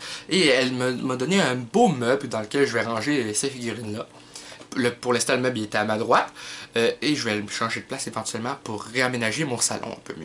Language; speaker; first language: French; native; French